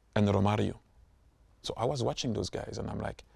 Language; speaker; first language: English; non-native, fluent; French